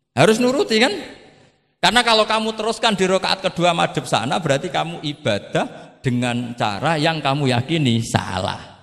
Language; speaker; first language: Indonesian; non-native, local second language; Javanese